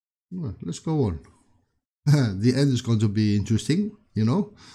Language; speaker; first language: English; non-native, fluent; Spanish